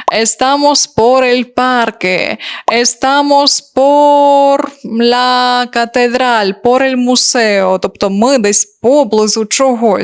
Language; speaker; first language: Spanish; non-native, fluent; Ukrainian